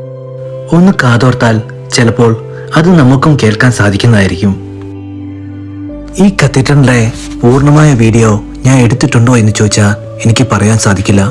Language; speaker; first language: Malayalam; native; Malayalam